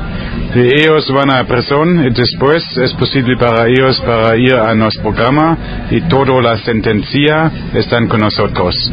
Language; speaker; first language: Spanish; non-native, learner; German